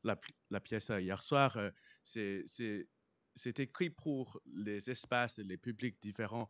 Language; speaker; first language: French; non-native, fluent; English